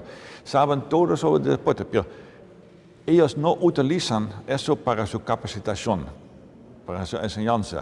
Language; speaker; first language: Spanish; non-native, fluent; Dutch